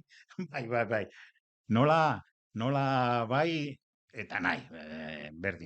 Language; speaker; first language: Basque; non-native, local second language; Spanish